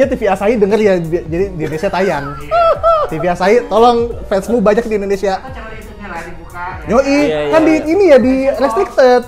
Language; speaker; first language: Indonesian; native; Indonesian